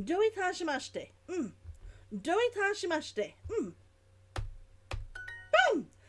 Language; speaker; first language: Japanese; non-native, learner; English